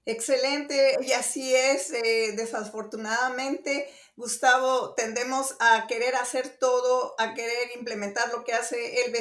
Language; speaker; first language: Spanish; native; Spanish